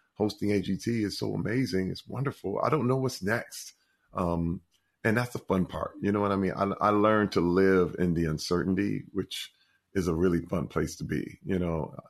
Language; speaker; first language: English; native; English